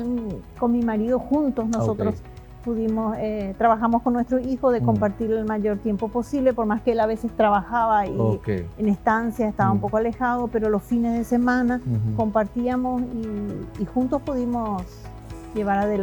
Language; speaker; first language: Spanish; native; Spanish